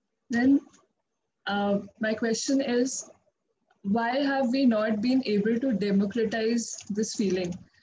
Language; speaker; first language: English; non-native, local second language; Hindi